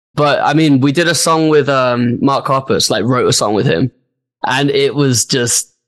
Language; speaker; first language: English; native; English